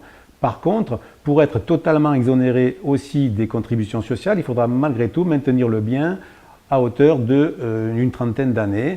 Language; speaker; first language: French; native; French